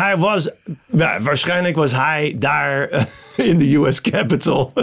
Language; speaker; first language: Dutch; non-native, fluent; English